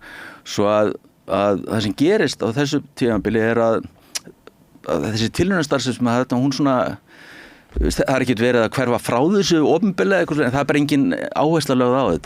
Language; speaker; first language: Icelandic; native; Icelandic